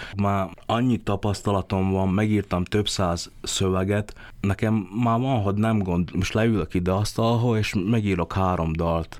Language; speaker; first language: Hungarian; early bilingual, other home language; Vietnamese